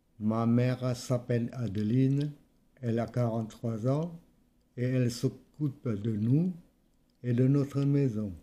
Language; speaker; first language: French; non-native, fluent; Vietnamese